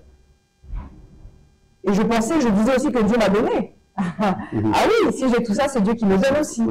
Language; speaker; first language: French; native; French